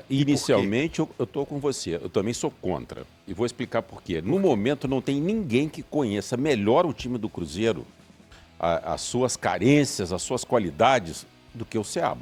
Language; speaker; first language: Portuguese; native; Portuguese